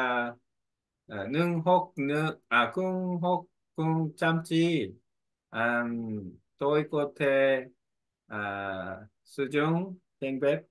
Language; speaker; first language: Vietnamese; non-native, learner; Korean